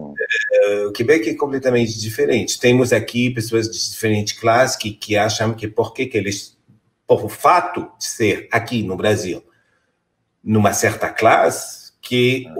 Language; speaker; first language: Portuguese; non-native, fluent; French